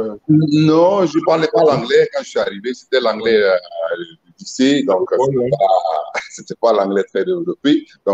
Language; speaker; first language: French; non-native, local second language; Mossi